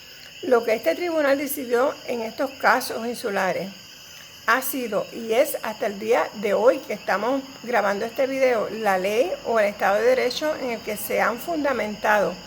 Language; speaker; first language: Spanish; native; Spanish